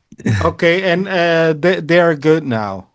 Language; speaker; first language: English; non-native, fluent; Dutch